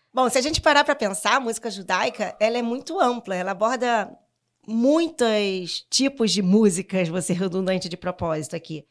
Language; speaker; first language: Portuguese; native; Portuguese